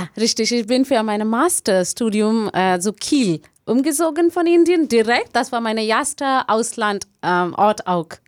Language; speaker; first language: German; non-native, learner; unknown